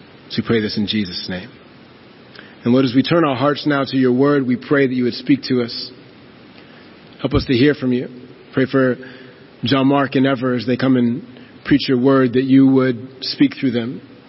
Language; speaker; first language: English; native; English